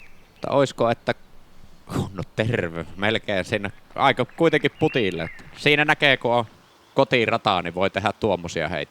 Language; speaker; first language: Finnish; native; Finnish